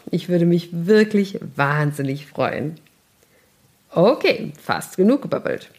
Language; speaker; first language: German; native; German